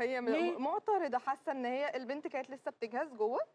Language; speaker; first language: Arabic; native; Arabic